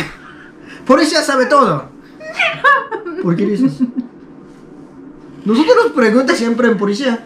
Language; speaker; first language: Spanish; non-native, learner; Japanese